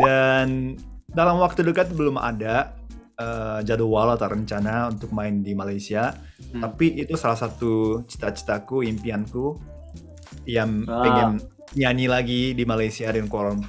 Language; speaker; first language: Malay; non-native, fluent; Japanese